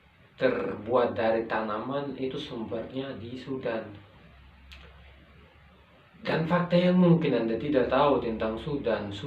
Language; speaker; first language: Indonesian; non-native, local second language; Arabic